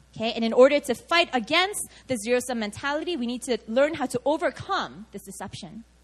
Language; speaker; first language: English; native; English